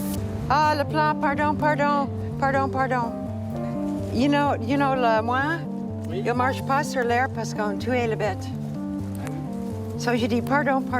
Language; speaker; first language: French; non-native, learner; English